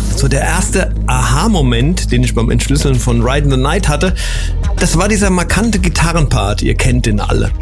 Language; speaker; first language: German; native; German